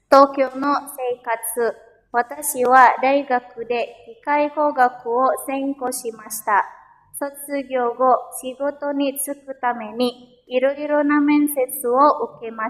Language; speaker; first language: Japanese; non-native, learner; Indonesian